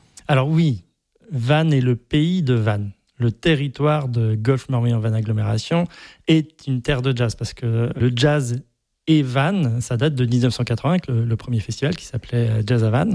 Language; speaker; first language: French; native; French